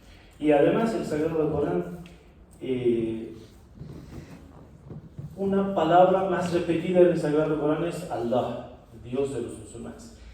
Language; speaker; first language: Spanish; non-native, fluent; Persian